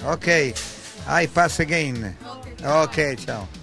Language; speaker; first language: English; non-native, learner; Italian